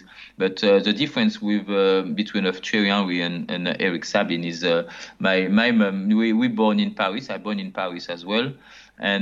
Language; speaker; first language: English; non-native, fluent; French